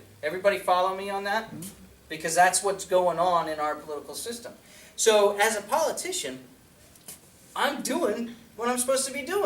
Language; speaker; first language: English; native; English